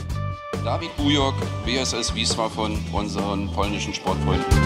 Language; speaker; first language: German; native; German